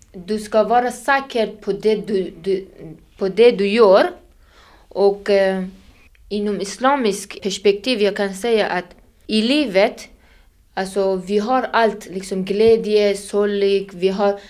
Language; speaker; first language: Swedish; non-native, fluent; Persian